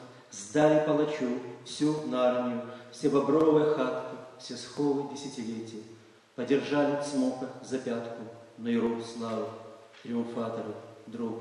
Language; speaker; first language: Russian; native; Russian